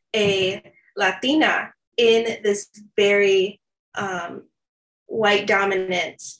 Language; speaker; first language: English; native; English